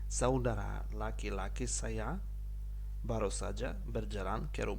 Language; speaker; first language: Indonesian; non-native, fluent; Ukrainian